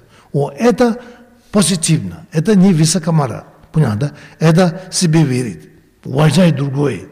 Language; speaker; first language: Russian; non-native, learner; Tibetan